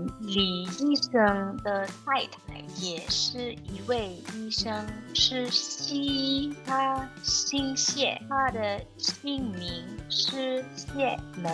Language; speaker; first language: Chinese; non-native, learner; English